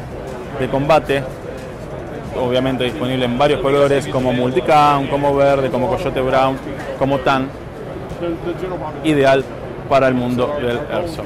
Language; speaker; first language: Spanish; native; Spanish